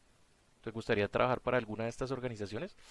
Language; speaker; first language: Spanish; native; Spanish